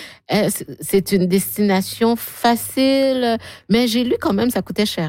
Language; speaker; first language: French; native; French